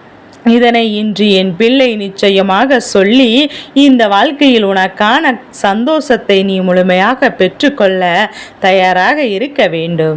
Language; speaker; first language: Tamil; native; Tamil